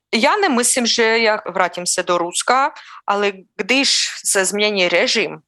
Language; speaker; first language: Czech; non-native, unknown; Russian